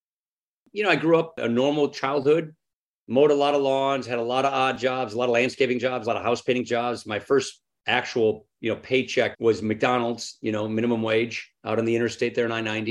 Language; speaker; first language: English; native; English